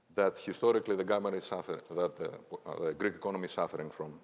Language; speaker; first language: English; non-native, fluent; Greek